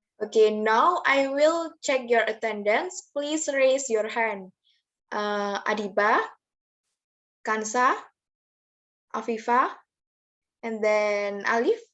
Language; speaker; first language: English; non-native, learner; Indonesian